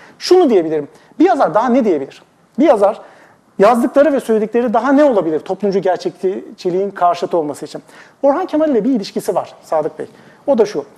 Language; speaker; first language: Turkish; native; Turkish